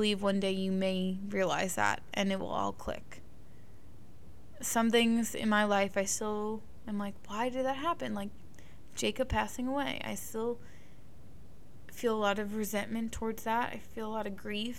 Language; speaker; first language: English; native; English